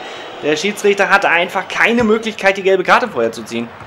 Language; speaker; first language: German; native; German